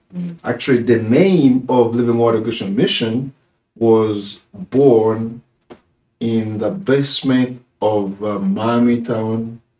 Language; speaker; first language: English; non-native, fluent; Haitian Creole